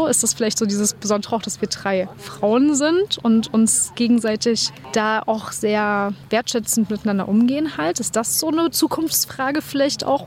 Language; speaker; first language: German; native; German